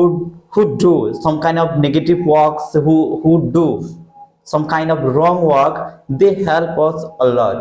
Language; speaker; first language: English; non-native, fluent; Hindi